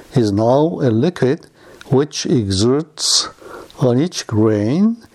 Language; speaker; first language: English; non-native, fluent; Korean